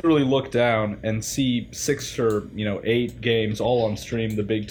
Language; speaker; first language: English; native; English